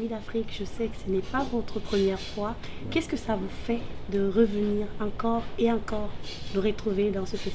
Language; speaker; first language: French; native; French